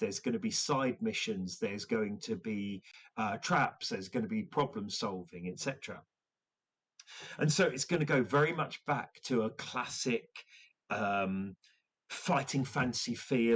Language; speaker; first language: English; native; English